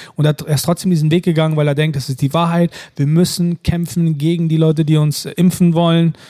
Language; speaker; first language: German; early bilingual, other home language; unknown